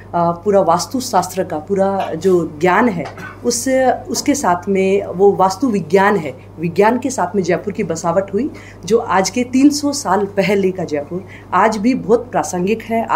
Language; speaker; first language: Hindi; native; Hindi